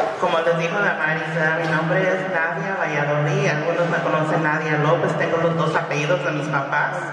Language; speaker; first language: Spanish; early bilingual, heritage; Spanish